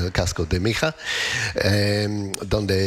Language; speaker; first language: Spanish; non-native, fluent; English